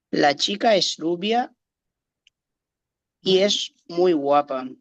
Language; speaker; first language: Spanish; non-native, learner; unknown